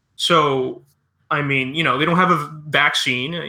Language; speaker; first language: English; early bilingual, other home language; Spanish